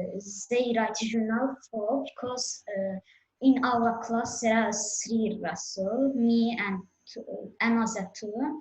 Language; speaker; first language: English; non-native, learner; Azerbaijani